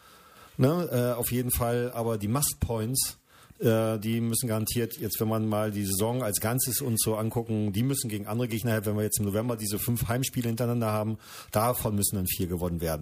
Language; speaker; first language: German; native; German